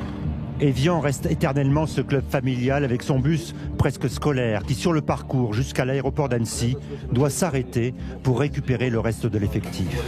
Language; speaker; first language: French; native; French